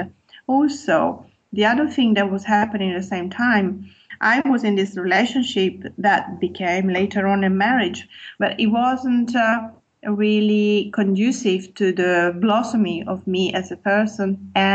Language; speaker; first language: English; non-native, fluent; Italian